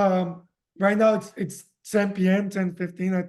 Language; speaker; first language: English; early bilingual, other home language; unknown